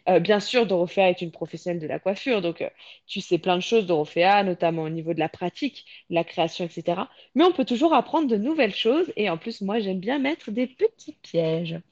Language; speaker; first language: French; native; French